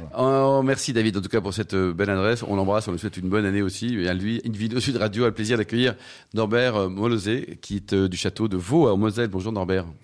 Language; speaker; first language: French; native; French